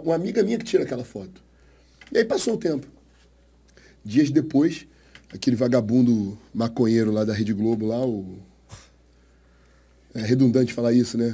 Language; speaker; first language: Portuguese; native; Portuguese